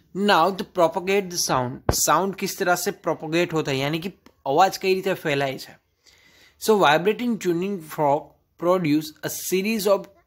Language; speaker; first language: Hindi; non-native, local second language; Gujarati